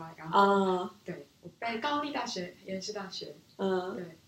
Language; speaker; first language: Chinese; early bilingual, other home language; Korean